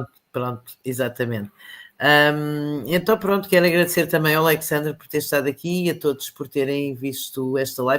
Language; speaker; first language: Portuguese; native; Portuguese